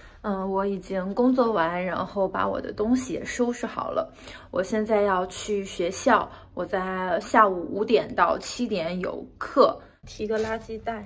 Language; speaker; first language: Chinese; native; Chinese